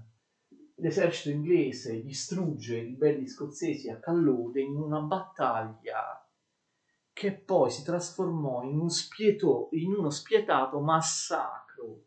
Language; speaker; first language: Italian; native; Italian